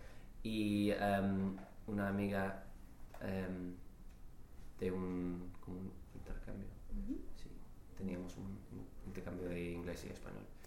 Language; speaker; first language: Spanish; non-native, learner; English